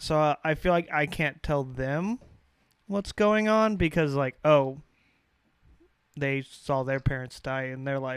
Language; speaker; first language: English; native; English